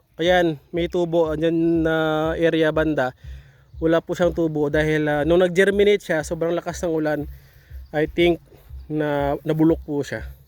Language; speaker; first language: Filipino; non-native, local second language; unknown